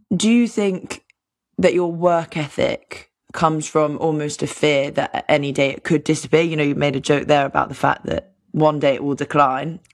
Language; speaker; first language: English; native; English